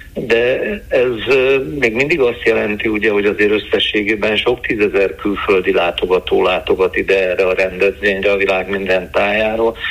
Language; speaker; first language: Hungarian; native; Hungarian